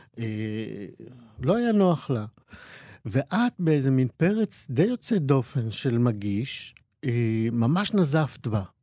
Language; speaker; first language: Hebrew; native; Hebrew